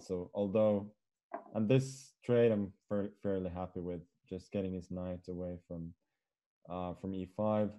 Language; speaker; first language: English; non-native, fluent; Norwegian